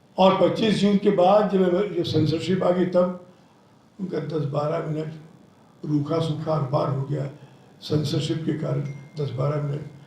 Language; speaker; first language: Hindi; non-native, local second language; Telugu